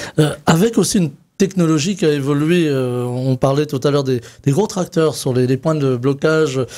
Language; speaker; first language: French; native; French